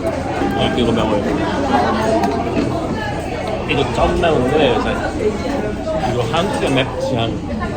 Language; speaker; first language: Korean; non-native, learner; Hungarian